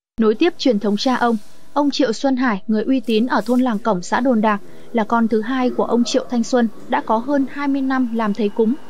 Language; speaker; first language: Vietnamese; native; Vietnamese